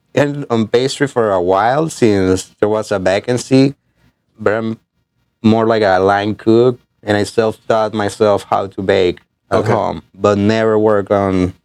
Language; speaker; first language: English; non-native, fluent; Spanish